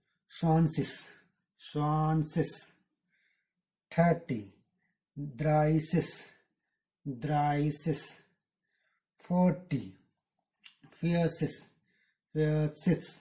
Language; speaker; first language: German; non-native, learner; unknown